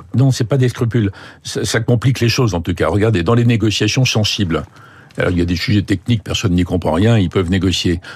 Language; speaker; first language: French; native; French